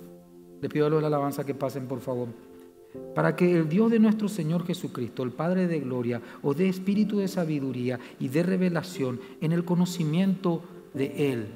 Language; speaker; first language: Spanish; native; Spanish